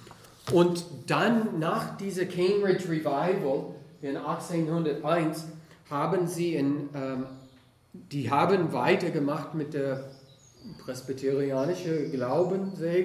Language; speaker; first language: German; non-native, fluent; English